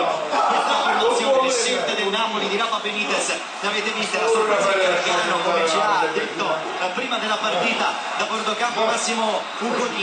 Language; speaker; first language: Italian; native; Italian